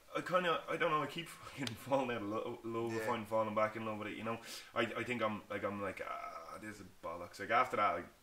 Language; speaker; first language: English; native; English